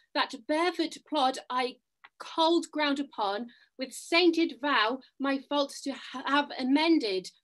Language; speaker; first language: English; native; English